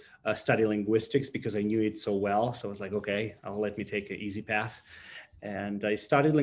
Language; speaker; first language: English; non-native, fluent; Ukrainian